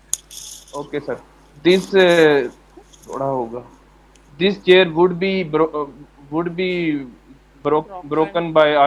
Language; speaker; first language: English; non-native, learner; Hindi